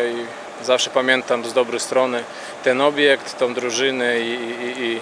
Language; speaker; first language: Polish; non-native, fluent; Latvian